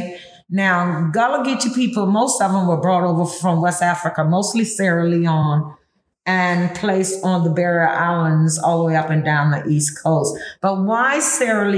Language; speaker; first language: English; early bilingual, other home language; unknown